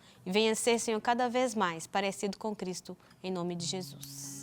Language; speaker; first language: Portuguese; native; Portuguese